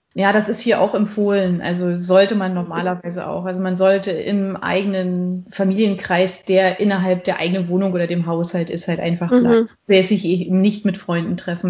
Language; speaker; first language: German; native; German